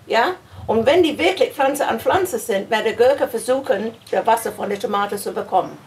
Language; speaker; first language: German; non-native, fluent; English